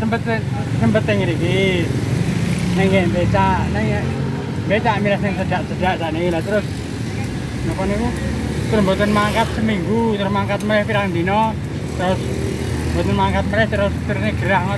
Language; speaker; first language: Indonesian; non-native, local second language; Javanese